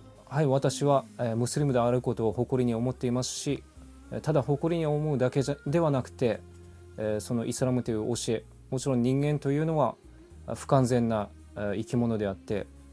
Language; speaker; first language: Japanese; native; Japanese